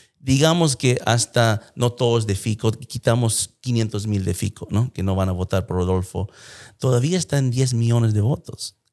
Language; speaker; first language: Spanish; early bilingual, heritage; Spanish